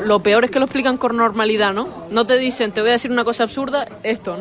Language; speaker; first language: Spanish; native; Spanish